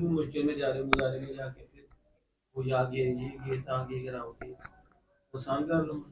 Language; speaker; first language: Urdu; non-native, local second language; Punjabi